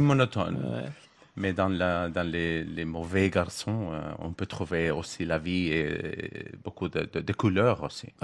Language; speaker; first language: French; non-native, learner; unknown